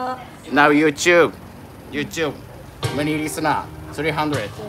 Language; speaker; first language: English; non-native, learner; Japanese